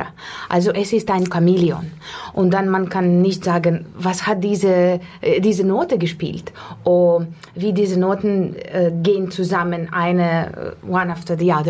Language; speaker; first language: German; non-native, learner; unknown